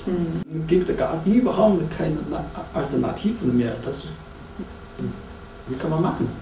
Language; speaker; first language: German; non-native, learner; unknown